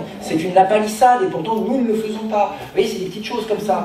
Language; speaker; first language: French; native; French